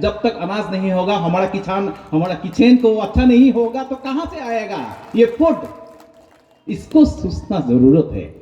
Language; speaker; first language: Hindi; non-native, local second language; Bangla